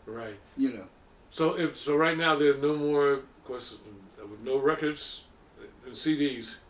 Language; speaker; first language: English; native; English